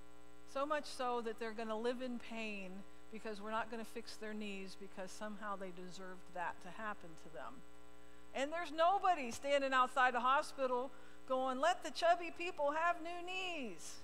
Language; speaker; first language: English; native; English